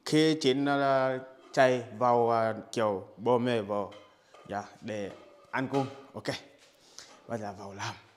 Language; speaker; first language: Vietnamese; non-native, learner; Portuguese